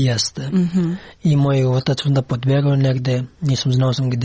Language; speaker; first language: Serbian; non-native, learner; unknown